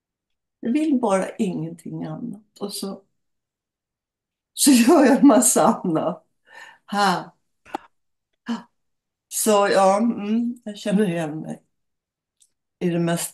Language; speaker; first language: Swedish; native; Swedish